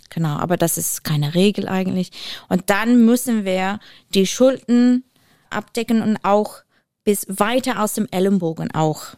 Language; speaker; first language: German; non-native, fluent; English